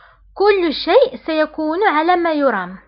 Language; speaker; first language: Arabic; native; Arabic